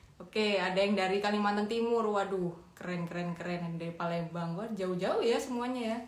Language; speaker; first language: Indonesian; native; Indonesian